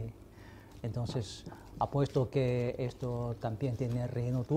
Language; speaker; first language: Spanish; non-native, fluent; Chinese